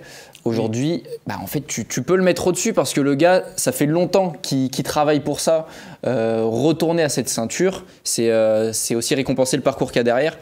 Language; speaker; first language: French; native; French